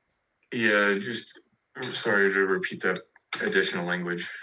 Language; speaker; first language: English; native; English